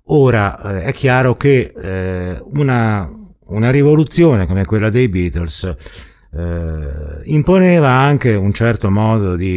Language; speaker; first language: Italian; native; Italian